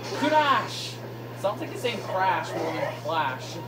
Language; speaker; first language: English; native; English